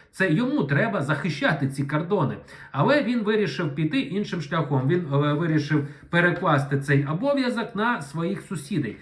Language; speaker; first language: Ukrainian; non-native, local second language; Russian